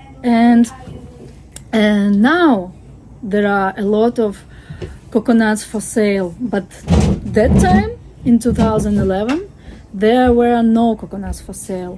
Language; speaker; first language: English; non-native, fluent; Russian